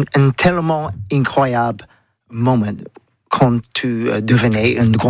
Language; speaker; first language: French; non-native, learner; English